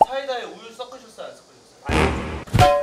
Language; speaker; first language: Korean; native; Korean